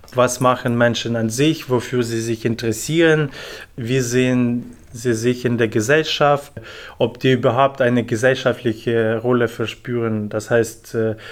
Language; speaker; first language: German; non-native, fluent; Ukrainian